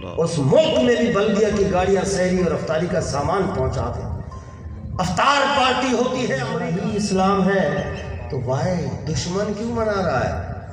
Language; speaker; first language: Urdu; non-native, local second language; Baluchi